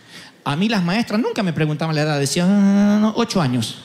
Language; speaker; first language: Spanish; native; Spanish